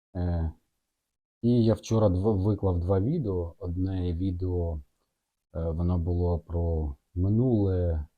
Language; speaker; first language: Ukrainian; non-native, local second language; Russian